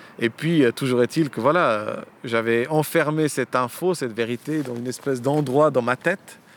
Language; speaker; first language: French; early bilingual, other home language; Romanian